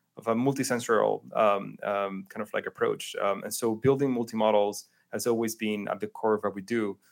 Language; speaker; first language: English; non-native, fluent; Spanish